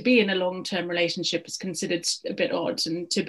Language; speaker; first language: English; native; English